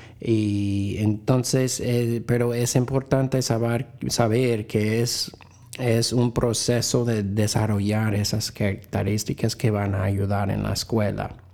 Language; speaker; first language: Spanish; non-native, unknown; English